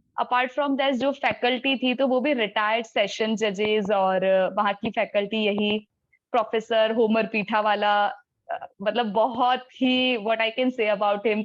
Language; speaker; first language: Hindi; native; Hindi